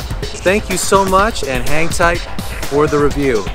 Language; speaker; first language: English; native; English